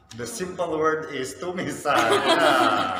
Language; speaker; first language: English; non-native, fluent; Sundanese